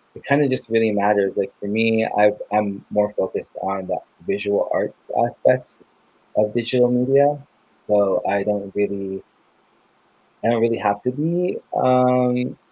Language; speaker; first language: English; native; English